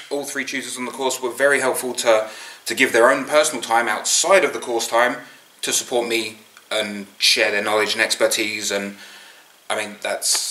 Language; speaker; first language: English; native; English